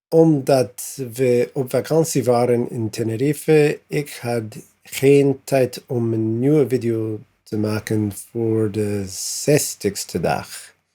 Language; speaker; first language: Dutch; non-native, learner; English